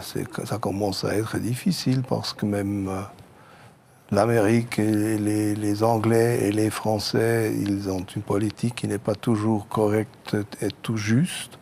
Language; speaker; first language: French; non-native, local second language; German